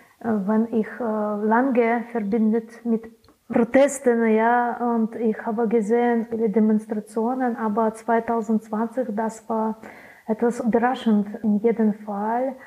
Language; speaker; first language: German; non-native, learner; Belarusian